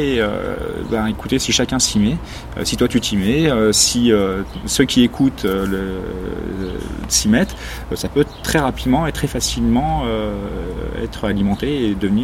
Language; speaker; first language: French; native; French